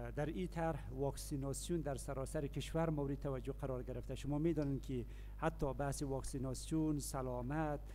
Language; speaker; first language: Persian; native; Persian